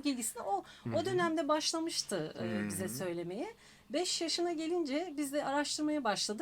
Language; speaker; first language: Turkish; native; Turkish